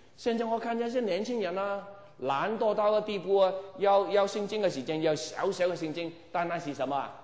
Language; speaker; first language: Chinese; non-native, local second language; Cantonese